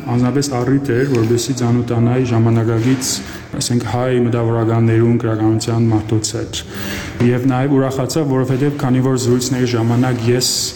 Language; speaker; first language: Armenian; early bilingual, heritage; Armenian